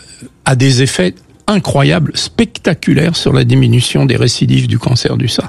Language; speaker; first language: French; native; French